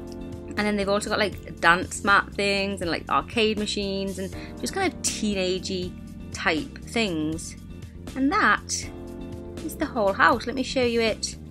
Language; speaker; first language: English; native; English